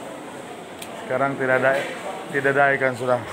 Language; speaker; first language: Indonesian; non-native, learner; Filipino